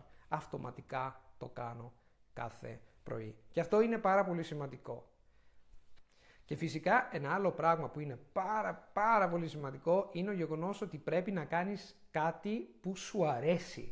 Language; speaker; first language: Greek; non-native, fluent; Italian